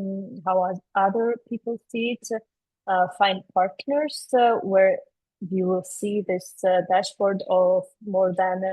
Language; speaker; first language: English; non-native, fluent; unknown